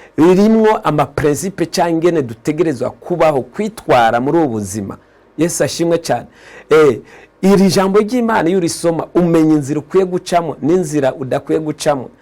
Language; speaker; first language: Rundi; native; Rundi